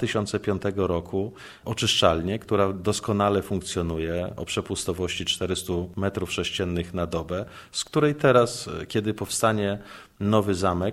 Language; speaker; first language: Polish; native; Polish